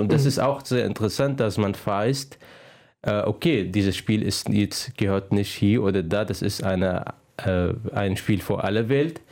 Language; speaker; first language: German; non-native, fluent; Arabic